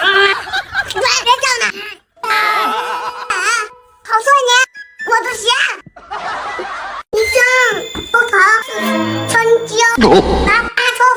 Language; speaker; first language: Chinese; native; Chinese